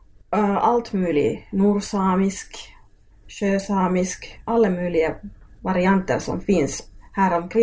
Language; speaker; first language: Swedish; non-native, local second language; Finnish